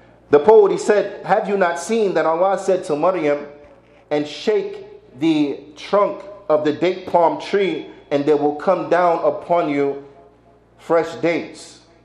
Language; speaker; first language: English; native; English